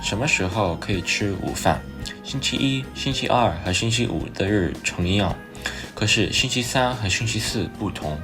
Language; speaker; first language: Chinese; non-native, learner; English